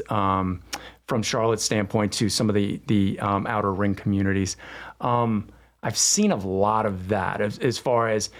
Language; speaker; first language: English; native; English